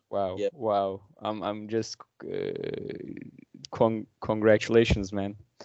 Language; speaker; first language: English; non-native, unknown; Turkish